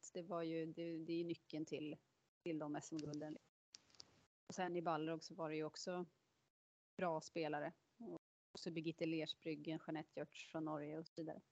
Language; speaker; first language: Swedish; native; Swedish